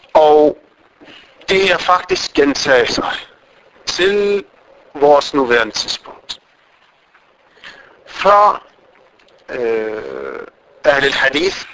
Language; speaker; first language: Danish; non-native, fluent; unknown